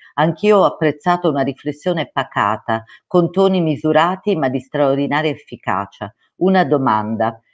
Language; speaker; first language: Italian; native; Italian